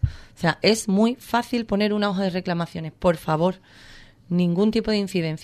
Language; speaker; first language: Spanish; native; Spanish